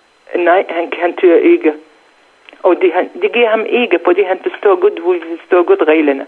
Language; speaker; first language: Danish; non-native, learner; Central Kurdish